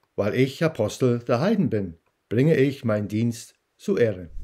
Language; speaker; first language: German; non-native, fluent; English